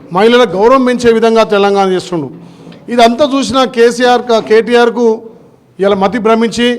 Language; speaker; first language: Telugu; native; Telugu